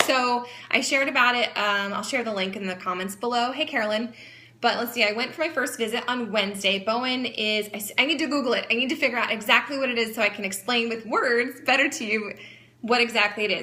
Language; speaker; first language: English; native; English